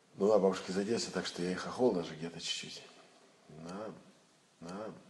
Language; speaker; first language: Russian; native; Russian